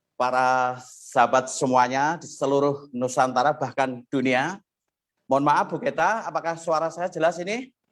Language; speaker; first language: Indonesian; non-native, local second language; Javanese